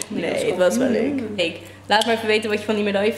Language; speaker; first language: Dutch; native; Dutch